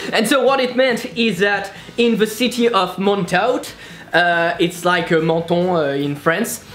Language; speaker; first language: English; non-native, fluent; French